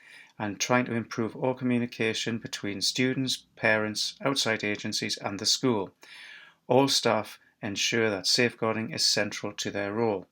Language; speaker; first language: English; native; English